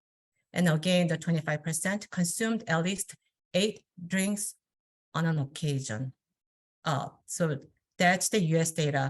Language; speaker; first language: English; non-native, fluent; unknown